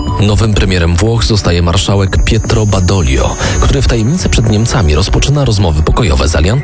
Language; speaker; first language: Polish; native; Polish